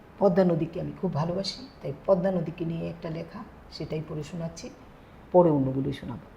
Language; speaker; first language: Bangla; native; Bangla